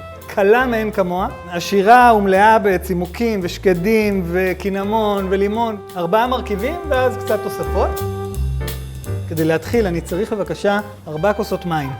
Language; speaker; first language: Hebrew; native; Hebrew